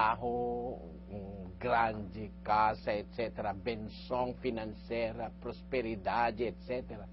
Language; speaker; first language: Portuguese; non-native, learner; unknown